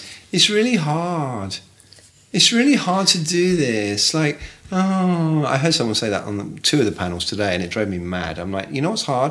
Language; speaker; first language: English; native; English